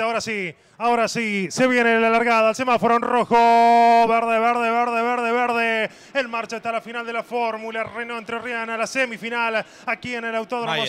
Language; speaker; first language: Spanish; native; Spanish